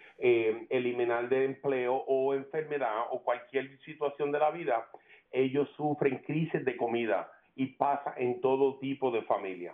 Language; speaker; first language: Spanish; early bilingual, heritage; Spanish